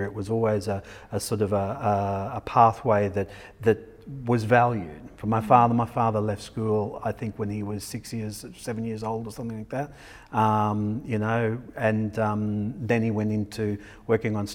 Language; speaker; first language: English; native; English